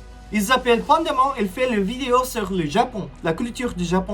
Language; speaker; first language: French; non-native, learner; Japanese